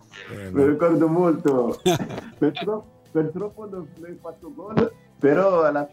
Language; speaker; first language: Italian; non-native, learner; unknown